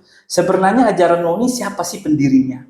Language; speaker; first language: Indonesian; native; Indonesian